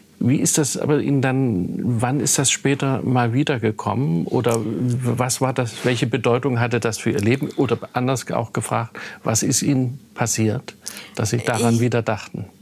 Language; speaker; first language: German; native; German